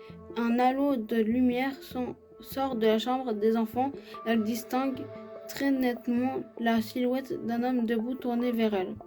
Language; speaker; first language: French; native; French